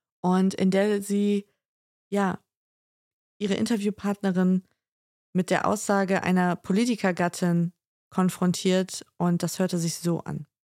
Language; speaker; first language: German; native; German